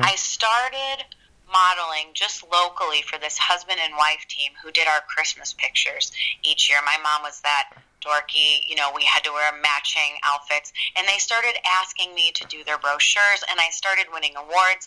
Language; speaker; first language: English; native; English